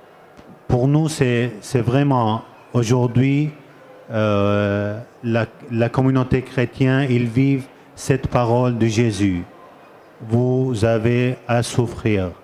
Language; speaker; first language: French; non-native, learner; Armenian